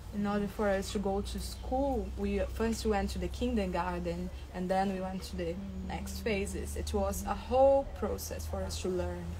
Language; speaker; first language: English; non-native, fluent; Portuguese